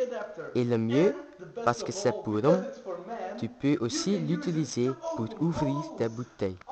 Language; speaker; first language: French; non-native, learner; Dutch